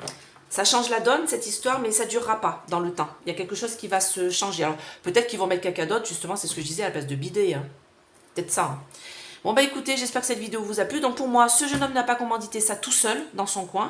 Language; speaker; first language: French; native; French